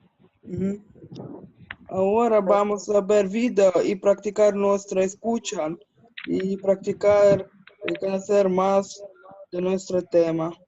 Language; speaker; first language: Spanish; non-native, learner; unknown